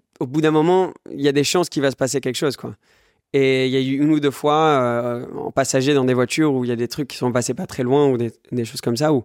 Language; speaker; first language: French; early bilingual, other home language; English